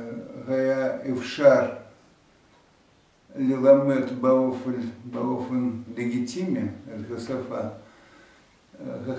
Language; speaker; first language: Hebrew; non-native, fluent; Russian